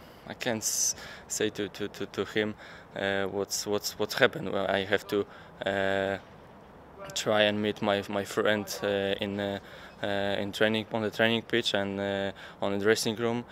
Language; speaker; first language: English; non-native, learner; Polish